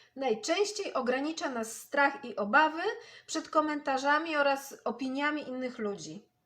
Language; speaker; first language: Polish; native; Polish